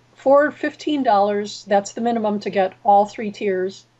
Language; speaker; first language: English; native; English